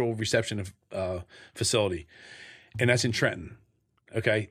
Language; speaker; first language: English; native; English